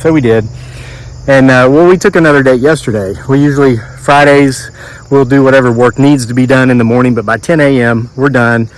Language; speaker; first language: English; native; English